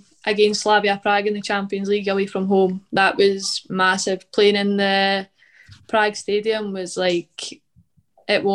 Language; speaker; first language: English; native; English